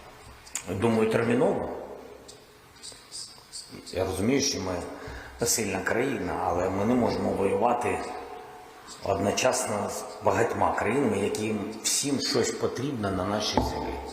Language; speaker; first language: Ukrainian; non-native, local second language; Russian